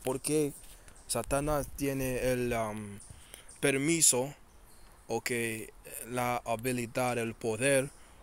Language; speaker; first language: Spanish; early bilingual, heritage; Spanish